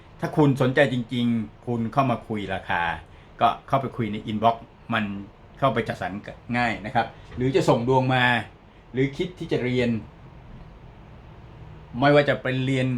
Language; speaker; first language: Thai; native; Thai